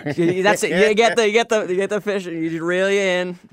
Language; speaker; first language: English; native; English